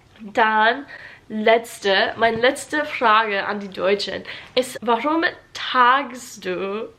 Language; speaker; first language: German; non-native, learner; English